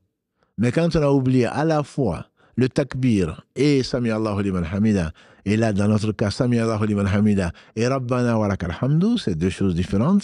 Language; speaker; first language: French; native; French